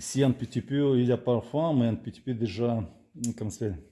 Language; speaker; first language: French; non-native, learner; Russian